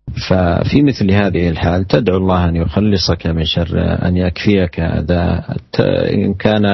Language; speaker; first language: Arabic; native; Arabic